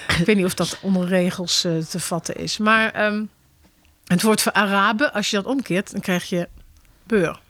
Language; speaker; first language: Dutch; native; Dutch